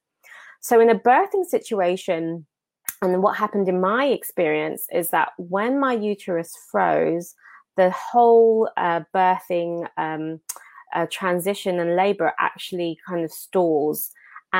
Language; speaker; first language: English; native; English